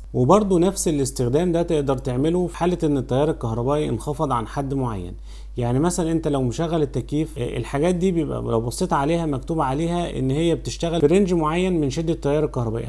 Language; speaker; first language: Arabic; native; Arabic